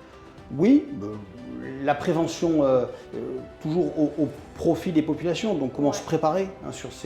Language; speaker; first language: French; native; French